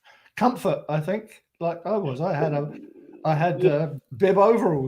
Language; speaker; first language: English; native; English